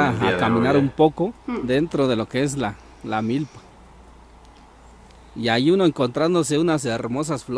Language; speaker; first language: Spanish; native; Spanish